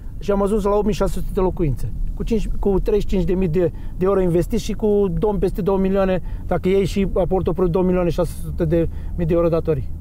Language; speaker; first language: Romanian; non-native, fluent; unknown